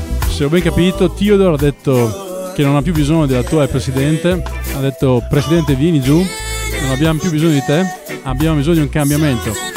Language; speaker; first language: Italian; native; Italian